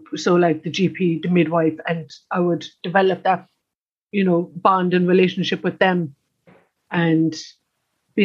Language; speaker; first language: English; native; English